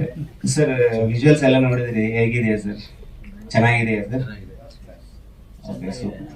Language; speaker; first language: Kannada; non-native, learner; Telugu